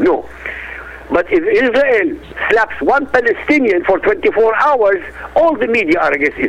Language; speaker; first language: English; non-native, fluent; Arabic